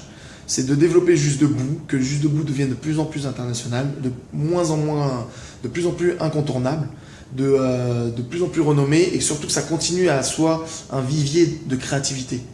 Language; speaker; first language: French; native; French